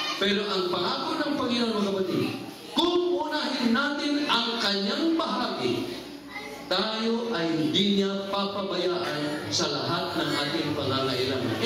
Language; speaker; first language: Filipino; non-native, local second language; Cebuano